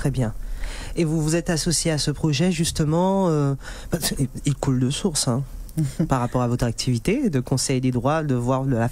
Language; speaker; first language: French; native; French